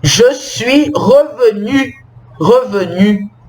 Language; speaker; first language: French; non-native, fluent; Portuguese